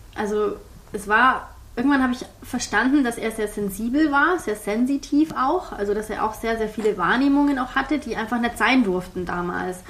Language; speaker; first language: German; early bilingual, heritage; German